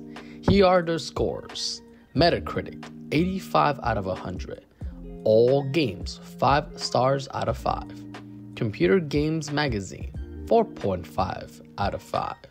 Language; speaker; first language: English; native; English